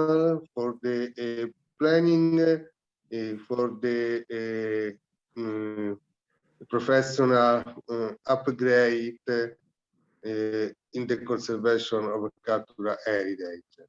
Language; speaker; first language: English; non-native, learner; Italian